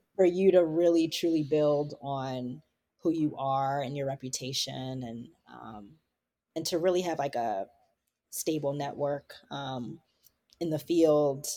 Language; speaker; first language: English; native; English